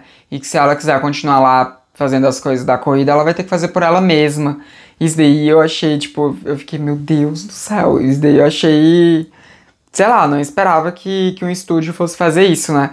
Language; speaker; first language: Portuguese; native; Portuguese